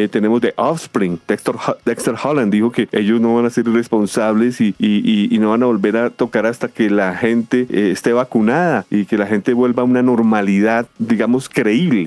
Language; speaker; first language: Spanish; native; Spanish